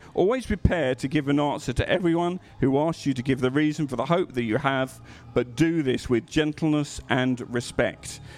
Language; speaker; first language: English; native; English